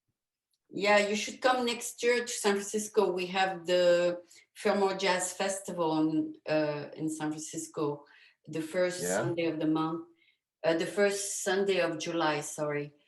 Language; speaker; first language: English; non-native, fluent; French